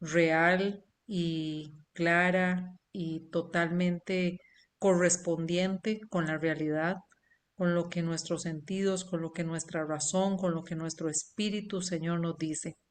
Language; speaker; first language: Spanish; native; Spanish